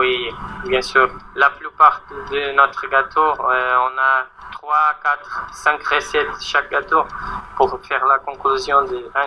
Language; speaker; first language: French; non-native, learner; Portuguese